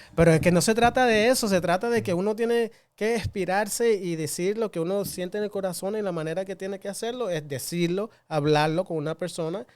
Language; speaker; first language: Spanish; early bilingual, other home language; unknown